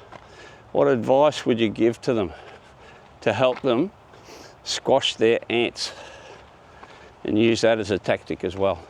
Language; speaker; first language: English; native; English